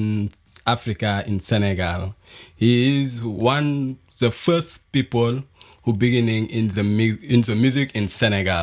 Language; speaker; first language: English; non-native, learner; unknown